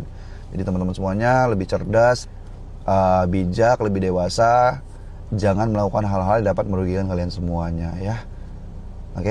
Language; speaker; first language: Indonesian; native; Indonesian